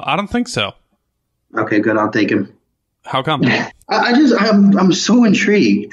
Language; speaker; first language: English; native; English